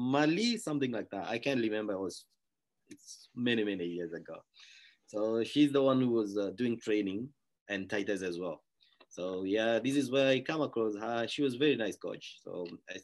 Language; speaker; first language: English; non-native, local second language; Kikuyu